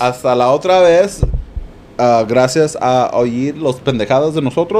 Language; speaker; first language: Spanish; early bilingual, other home language; English